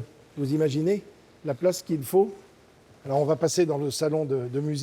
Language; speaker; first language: French; native; French